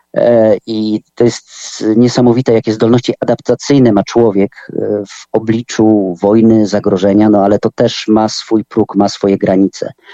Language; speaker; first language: Polish; native; Polish